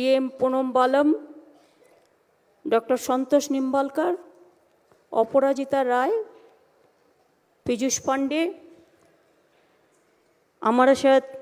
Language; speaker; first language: Hindi; non-native, local second language; Bangla